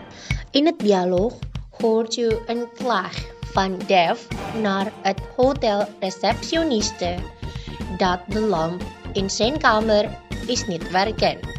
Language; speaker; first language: Dutch; non-native, fluent; Indonesian